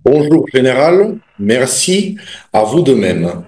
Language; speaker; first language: French; non-native, fluent; Russian